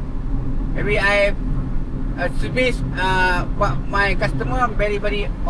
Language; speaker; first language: English; non-native, learner; Malay